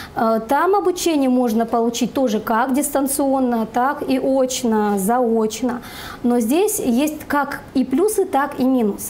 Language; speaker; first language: Russian; native; Russian